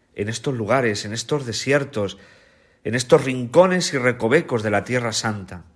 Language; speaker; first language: Spanish; native; Spanish